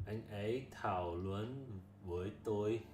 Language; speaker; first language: Vietnamese; non-native, learner; English